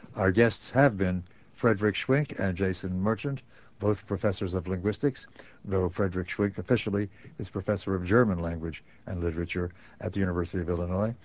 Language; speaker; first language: English; native; English